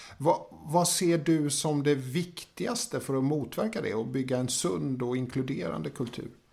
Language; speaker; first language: Swedish; native; Swedish